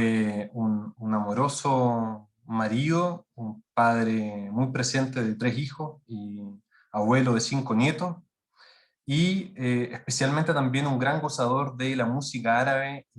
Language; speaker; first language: Spanish; native; Spanish